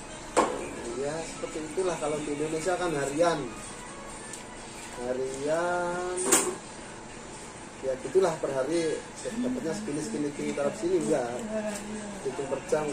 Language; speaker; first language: Indonesian; non-native, local second language; Javanese